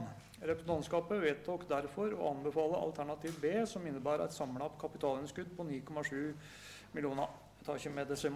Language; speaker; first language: Norwegian; native; Norwegian